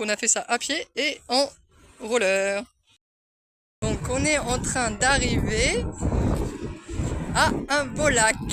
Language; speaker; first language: French; native; French